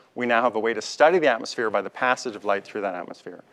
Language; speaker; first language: English; native; English